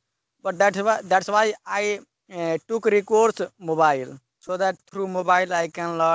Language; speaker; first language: English; non-native, learner; Hindi